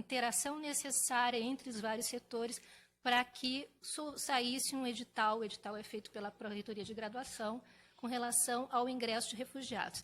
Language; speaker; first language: Portuguese; native; Portuguese